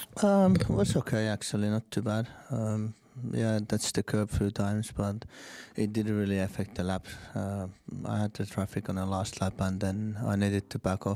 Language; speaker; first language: English; non-native, fluent; Finnish